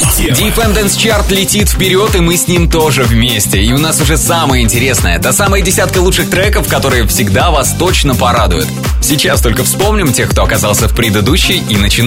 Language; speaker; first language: Russian; native; Russian